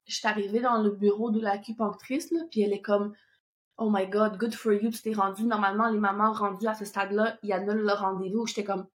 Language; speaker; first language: French; native; French